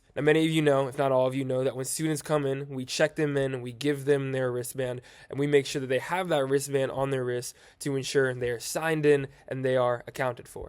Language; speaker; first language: English; native; English